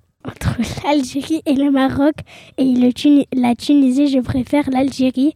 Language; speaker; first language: French; early bilingual, other home language; Arabic